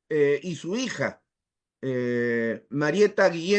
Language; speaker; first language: Spanish; native; Spanish